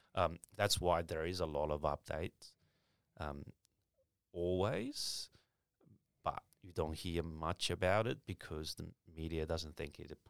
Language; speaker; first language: English; early bilingual, other home language; Chinese